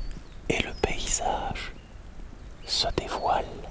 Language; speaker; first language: French; native; French